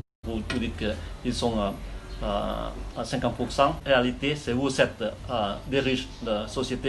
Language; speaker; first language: French; non-native, learner; Lao